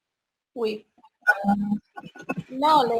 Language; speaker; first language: French; non-native, learner; Spanish